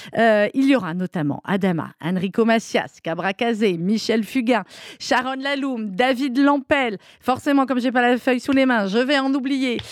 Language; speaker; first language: French; native; French